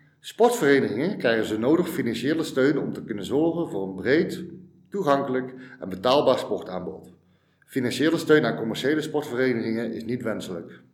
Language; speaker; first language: Dutch; native; Dutch